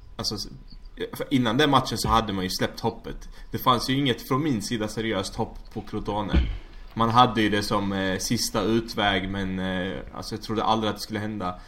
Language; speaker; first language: Swedish; early bilingual, other home language; Arabic